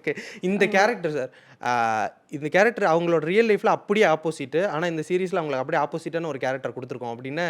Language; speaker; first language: Tamil; native; Tamil